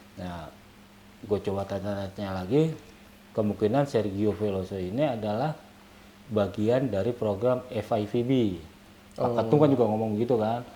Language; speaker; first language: Indonesian; native; Indonesian